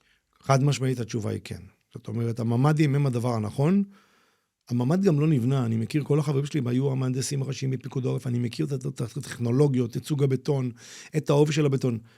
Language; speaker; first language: Hebrew; native; Hebrew